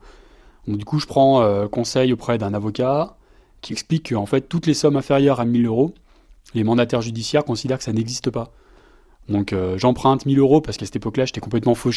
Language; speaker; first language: French; native; French